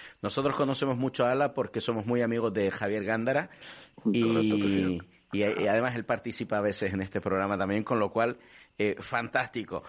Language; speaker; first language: Spanish; native; Spanish